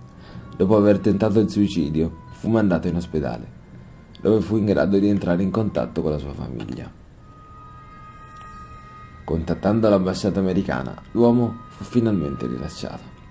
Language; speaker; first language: Italian; native; Italian